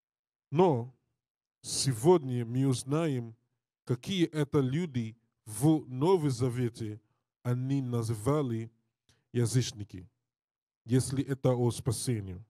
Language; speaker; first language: Russian; non-native, learner; English